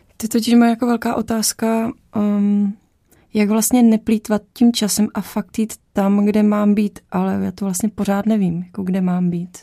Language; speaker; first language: Czech; native; Czech